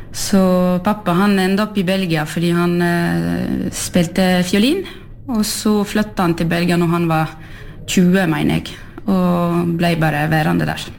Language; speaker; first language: Norwegian; early bilingual, heritage; French